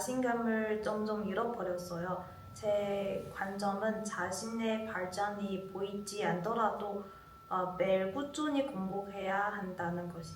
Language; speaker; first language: Korean; non-native, learner; Chinese